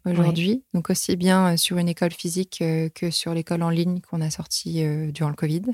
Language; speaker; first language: French; native; French